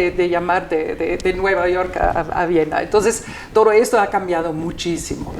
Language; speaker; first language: Spanish; non-native, fluent; German